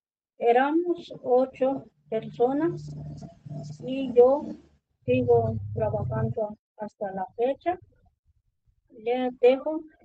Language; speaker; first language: Spanish; non-native, local second language; Tzotzil